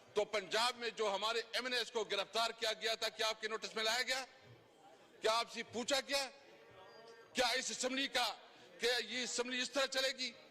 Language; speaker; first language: Urdu; non-native, local second language; Pashto